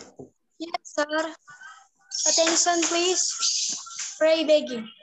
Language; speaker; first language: English; non-native, learner; Indonesian